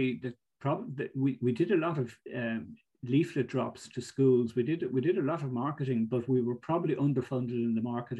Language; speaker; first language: English; native; English